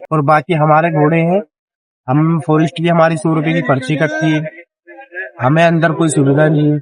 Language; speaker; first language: Hindi; native; Hindi